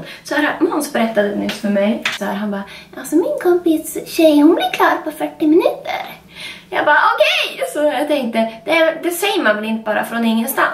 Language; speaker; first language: Swedish; native; Swedish